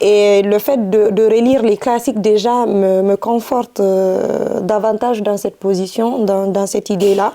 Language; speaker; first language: French; non-native, local second language; Fula